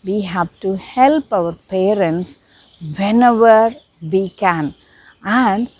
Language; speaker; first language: English; non-native, local second language; Tamil